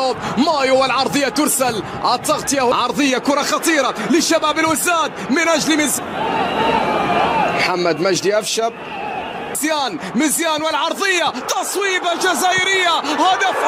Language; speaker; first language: Arabic; native; Arabic